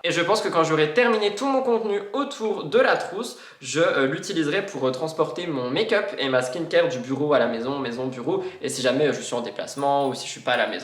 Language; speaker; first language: French; native; French